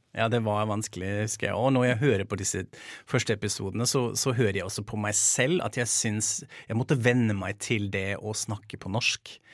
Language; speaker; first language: Norwegian; non-native, fluent; German